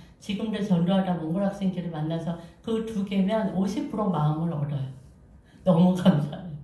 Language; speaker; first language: Korean; native; Korean